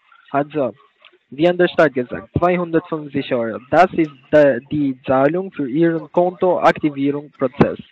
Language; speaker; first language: German; non-native, learner; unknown